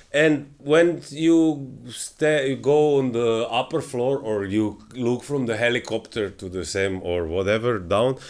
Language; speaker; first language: English; non-native, fluent; Slovenian